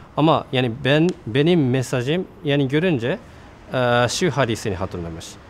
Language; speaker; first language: Turkish; non-native, fluent; Japanese